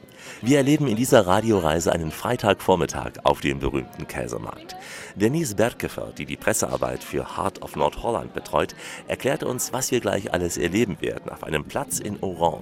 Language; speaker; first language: German; native; German